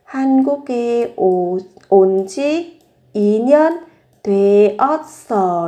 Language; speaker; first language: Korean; non-native, fluent; Vietnamese